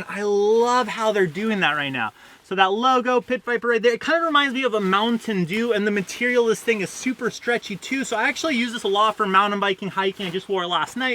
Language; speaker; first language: English; native; English